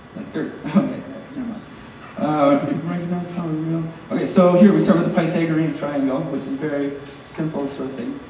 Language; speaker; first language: English; native; English